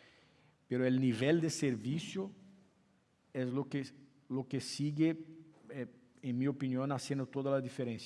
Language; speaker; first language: Spanish; non-native, fluent; Portuguese